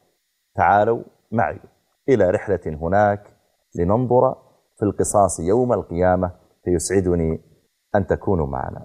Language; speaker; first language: Arabic; native; Arabic